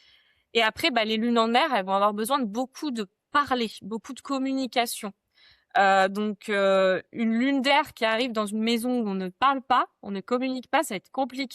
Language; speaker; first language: French; native; French